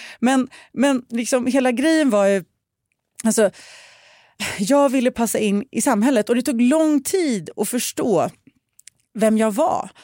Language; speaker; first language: Swedish; early bilingual, other home language; Russian